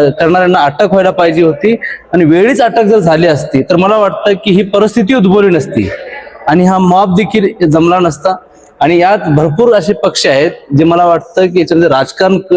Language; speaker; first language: Marathi; non-native, local second language; Urdu